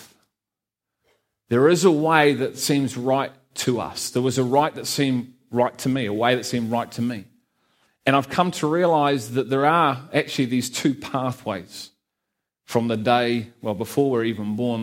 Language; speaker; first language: English; native; English